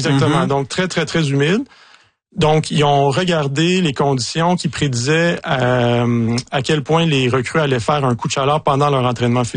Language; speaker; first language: French; native; French